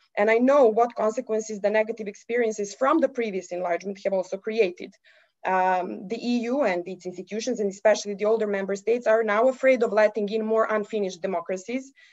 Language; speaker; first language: English; non-native, fluent; Serbian